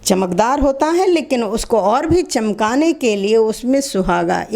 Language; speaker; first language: Hindi; non-native, local second language; Telugu